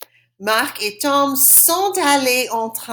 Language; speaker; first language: French; non-native, fluent; English